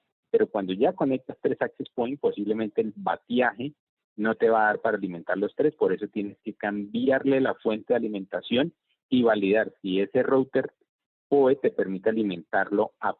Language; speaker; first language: Spanish; native; Spanish